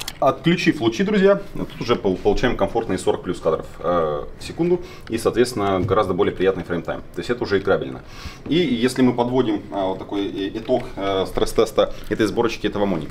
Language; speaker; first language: Russian; native; Russian